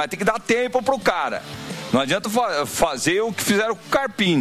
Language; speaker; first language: Portuguese; native; Portuguese